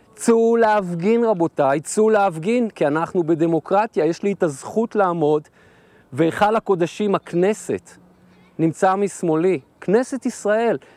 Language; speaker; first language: Hebrew; native; Hebrew